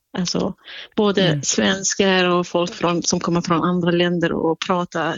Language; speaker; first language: Swedish; non-native, fluent; Kurdish